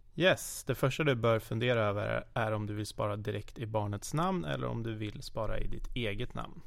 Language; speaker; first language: Swedish; native; Swedish